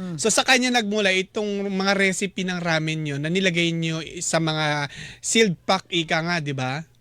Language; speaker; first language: Filipino; native; Filipino